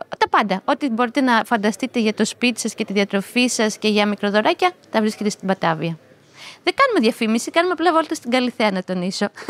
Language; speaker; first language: Greek; native; Greek